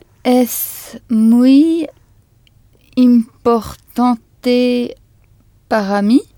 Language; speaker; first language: Spanish; non-native, learner; French